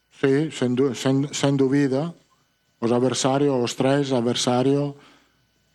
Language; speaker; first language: Portuguese; non-native, fluent; Italian